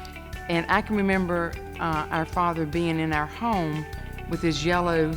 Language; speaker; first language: English; native; English